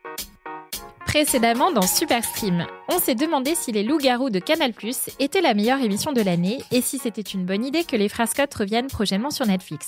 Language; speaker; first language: French; native; French